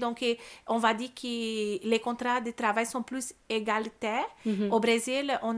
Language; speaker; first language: French; non-native, learner; Portuguese